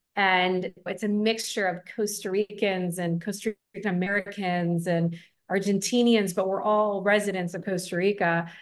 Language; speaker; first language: English; native; English